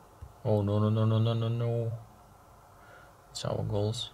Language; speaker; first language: English; non-native, learner; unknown